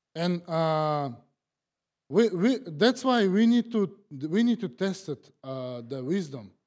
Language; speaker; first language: English; non-native, learner; Kazakh